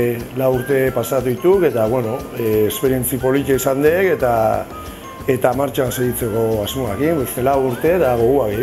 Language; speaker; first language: Basque; native; Basque